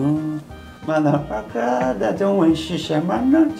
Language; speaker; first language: Chinese; non-native, learner; Japanese